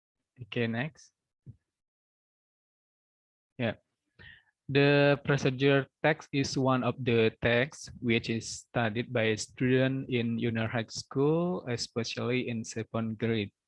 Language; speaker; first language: English; non-native, local second language; Indonesian